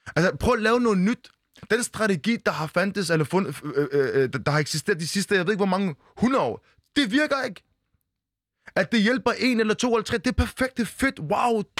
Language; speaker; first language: Danish; early bilingual, other home language; Arabic